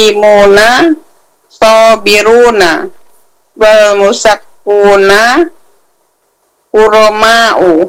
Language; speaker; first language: Arabic; non-native, learner; Indonesian